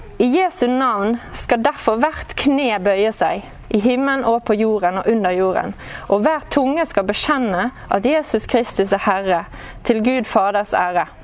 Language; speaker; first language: Norwegian; native; Norwegian